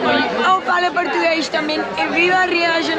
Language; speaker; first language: Portuguese; non-native, learner; Spanish